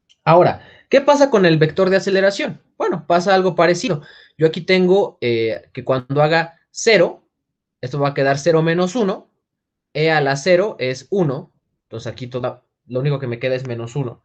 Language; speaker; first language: Spanish; native; Spanish